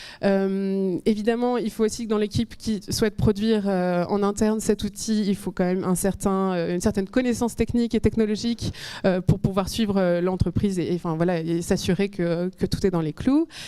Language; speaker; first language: French; native; French